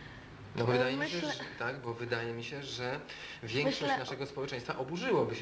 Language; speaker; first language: Polish; native; Polish